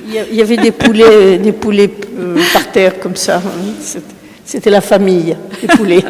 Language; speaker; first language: French; early bilingual, other home language; Spanish